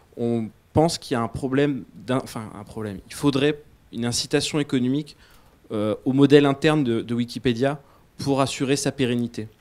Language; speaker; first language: French; native; French